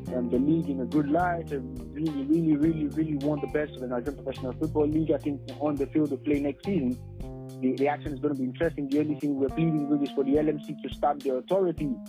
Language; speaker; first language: English; non-native, local second language; Yoruba